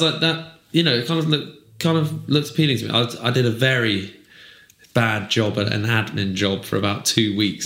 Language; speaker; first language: English; native; English